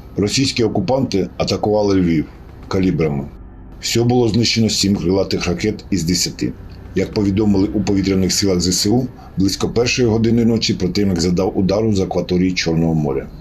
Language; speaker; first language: Ukrainian; native; Ukrainian